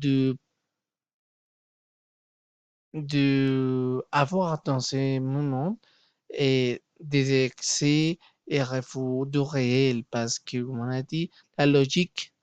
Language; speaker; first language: French; non-native, learner; Spanish